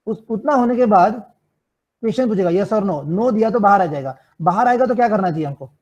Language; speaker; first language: Hindi; non-native, local second language; Gujarati